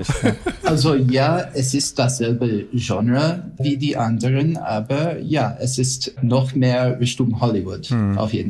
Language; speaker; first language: German; non-native, fluent; English